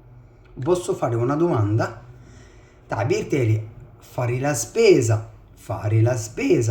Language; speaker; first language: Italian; non-native, fluent; Arabic